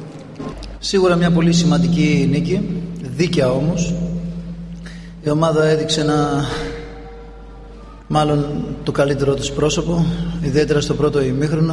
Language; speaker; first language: Greek; native; Greek